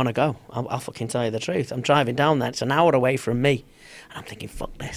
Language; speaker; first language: English; native; English